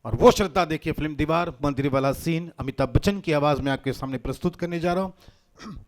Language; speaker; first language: Hindi; non-native, local second language; Gujarati